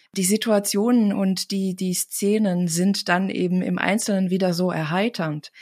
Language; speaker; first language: German; non-native, fluent; Estonian